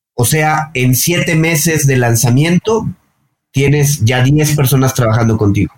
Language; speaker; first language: Spanish; native; Spanish